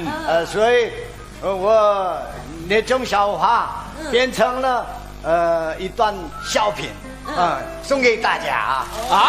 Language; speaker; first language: Chinese; non-native, learner; Korean